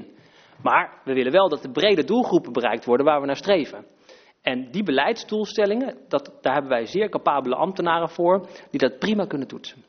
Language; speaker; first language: Dutch; native; Dutch